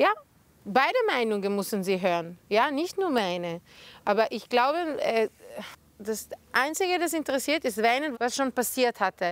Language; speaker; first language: German; non-native, fluent; Hebrew